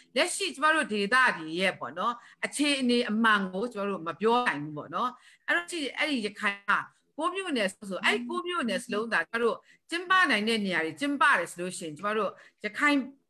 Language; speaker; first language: Burmese; non-native, local second language; Kachin